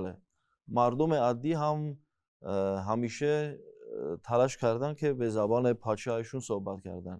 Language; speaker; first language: Persian; non-native, fluent; Armenian